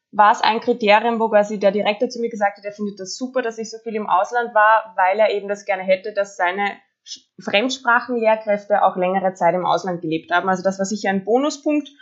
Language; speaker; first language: German; native; German